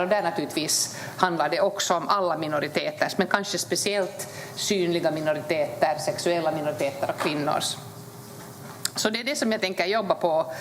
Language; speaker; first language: Swedish; native; Swedish